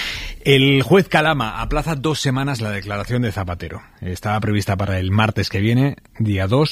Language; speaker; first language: Spanish; native; Spanish